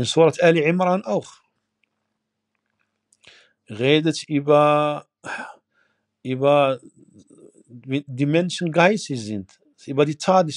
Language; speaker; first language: German; non-native, fluent; Arabic